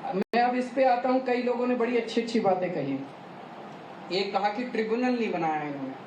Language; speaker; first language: Hindi; native; Hindi